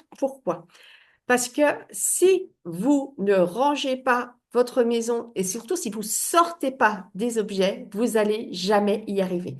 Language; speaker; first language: French; native; French